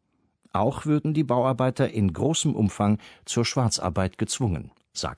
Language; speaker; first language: German; native; German